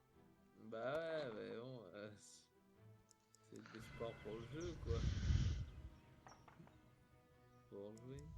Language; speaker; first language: French; native; French